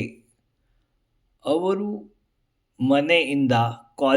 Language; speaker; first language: Kannada; non-native, learner; Marathi